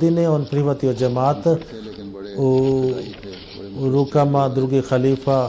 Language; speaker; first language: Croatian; non-native, fluent; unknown